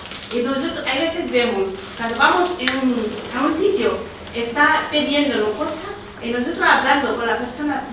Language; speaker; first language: Spanish; non-native, learner; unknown